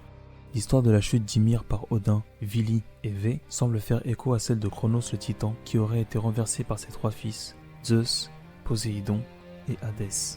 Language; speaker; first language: French; native; French